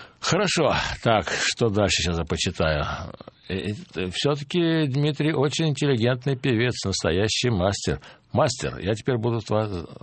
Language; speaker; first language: Russian; native; Russian